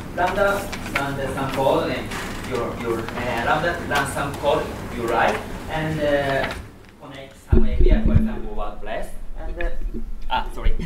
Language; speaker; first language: English; non-native, learner; Japanese